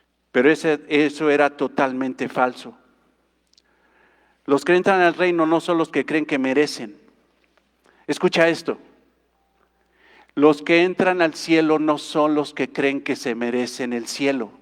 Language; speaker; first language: Spanish; native; Spanish